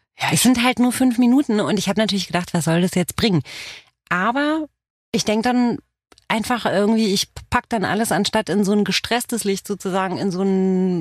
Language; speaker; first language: German; early bilingual, other home language; Romanian